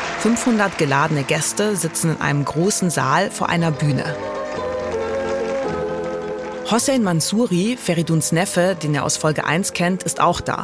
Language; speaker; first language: German; native; German